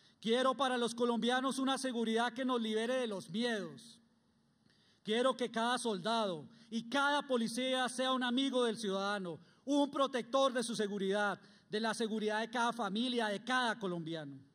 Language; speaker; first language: Spanish; native; Spanish